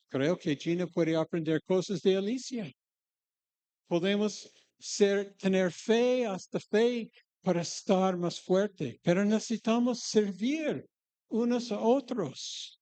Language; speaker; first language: Spanish; non-native, fluent; English